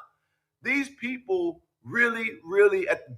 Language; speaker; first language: English; native; English